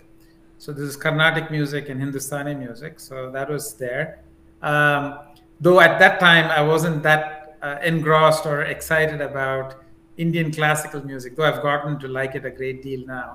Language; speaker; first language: English; non-native, local second language; Tamil